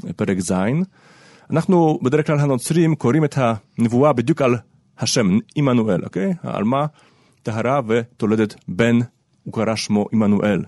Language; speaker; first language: Hebrew; non-native, fluent; Polish